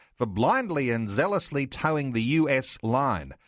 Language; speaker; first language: English; native; English